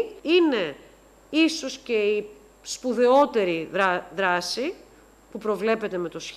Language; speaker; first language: Greek; native; Greek